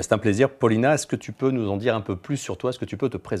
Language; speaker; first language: French; native; French